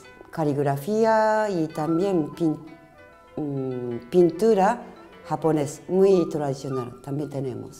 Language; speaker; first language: Spanish; non-native, learner; Japanese